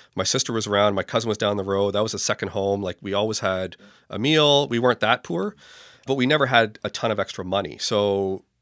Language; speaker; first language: English; native; English